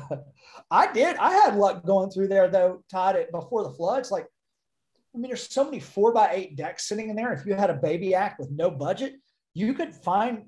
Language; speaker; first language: English; native; English